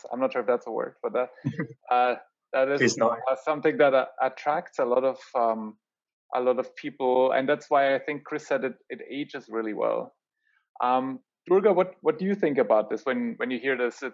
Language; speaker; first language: English; non-native, fluent; German